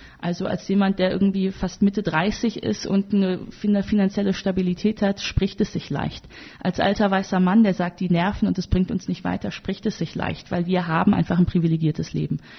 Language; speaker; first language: German; native; German